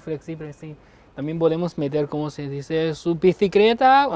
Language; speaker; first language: Spanish; non-native, learner; Chinese